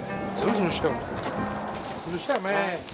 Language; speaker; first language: French; native; French